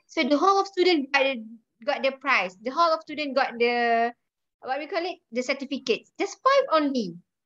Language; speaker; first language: English; non-native, local second language; Malay